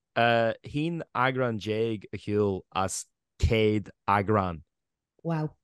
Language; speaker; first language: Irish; native; Irish